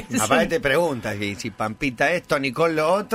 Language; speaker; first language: Spanish; native; Spanish